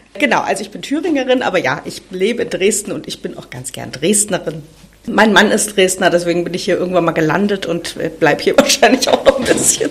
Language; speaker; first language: German; native; German